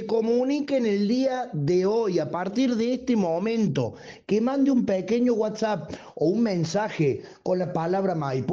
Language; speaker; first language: Spanish; native; Spanish